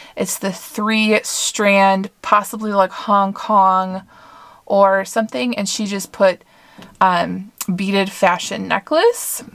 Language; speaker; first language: English; native; English